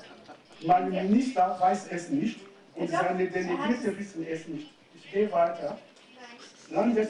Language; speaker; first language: German; non-native, fluent; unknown